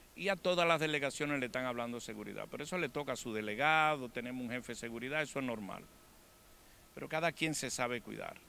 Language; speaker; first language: Spanish; native; Spanish